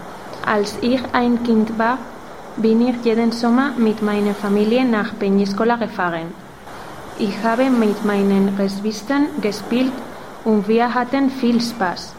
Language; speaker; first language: German; non-native, fluent; Spanish